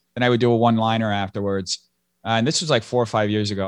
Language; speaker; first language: English; early bilingual, other home language; Portuguese